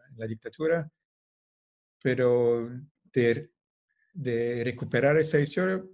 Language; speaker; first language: Spanish; non-native, fluent; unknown